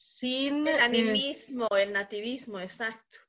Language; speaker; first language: Spanish; native; Spanish